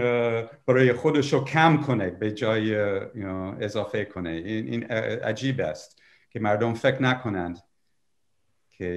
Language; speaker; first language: Persian; non-native, fluent; English